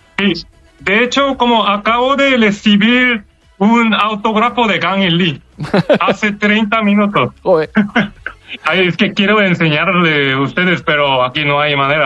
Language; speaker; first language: Spanish; non-native, learner; Korean